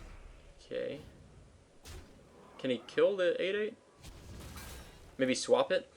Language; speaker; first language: English; native; English